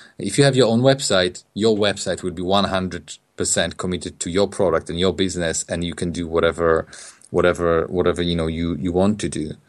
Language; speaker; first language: English; non-native, fluent; Polish